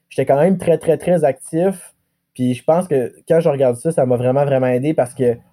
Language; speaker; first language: French; native; French